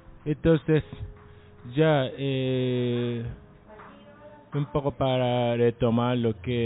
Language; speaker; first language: Spanish; non-native, learner; Japanese